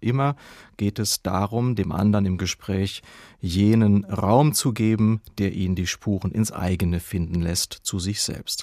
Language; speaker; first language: German; native; German